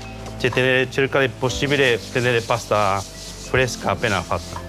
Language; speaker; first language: Italian; non-native, learner; Japanese